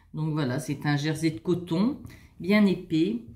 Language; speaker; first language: French; native; French